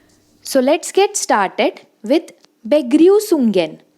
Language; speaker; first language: English; non-native, local second language; Hindi